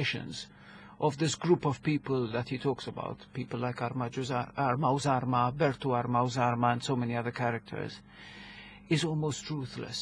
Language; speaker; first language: English; non-native, local second language; Maltese